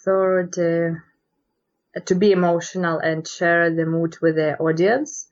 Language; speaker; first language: English; non-native, learner; Russian